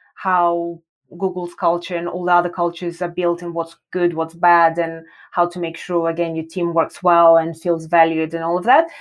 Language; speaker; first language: English; non-native, fluent; Russian